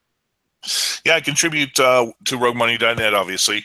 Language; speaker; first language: English; native; English